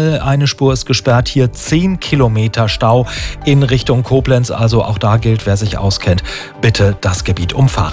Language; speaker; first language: German; native; German